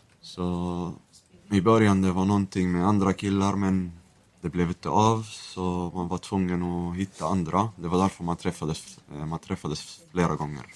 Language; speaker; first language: Swedish; non-native, fluent; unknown